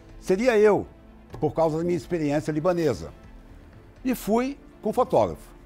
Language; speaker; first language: Portuguese; native; Portuguese